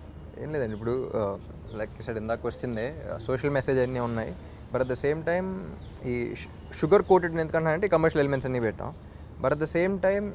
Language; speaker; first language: Telugu; native; Telugu